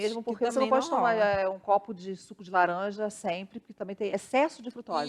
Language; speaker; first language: Portuguese; native; Portuguese